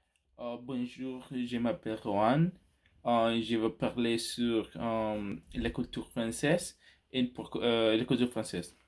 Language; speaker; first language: French; non-native, learner; Spanish